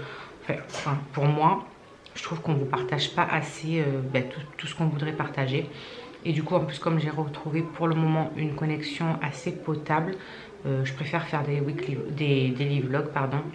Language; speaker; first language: French; native; French